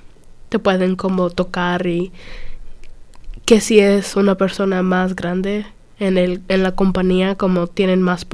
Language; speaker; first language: Spanish; early bilingual, other home language; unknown